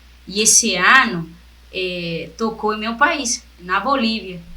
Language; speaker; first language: Portuguese; non-native, fluent; Spanish